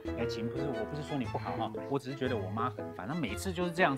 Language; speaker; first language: Chinese; native; Chinese